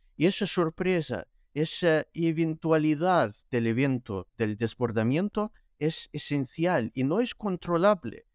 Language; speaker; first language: Spanish; non-native, fluent; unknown